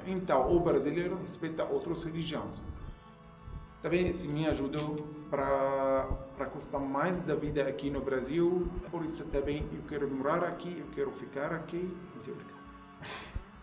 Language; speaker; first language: Portuguese; non-native, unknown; Arabic